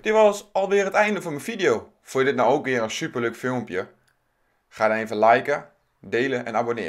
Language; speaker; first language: Dutch; native; Dutch